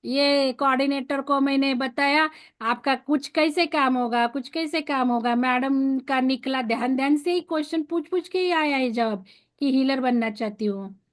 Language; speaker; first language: Hindi; non-native, local second language; Marathi